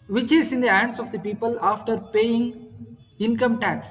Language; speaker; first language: English; non-native, local second language; Kannada